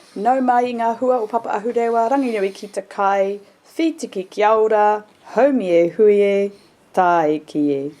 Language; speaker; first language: Māori; non-native, local second language; English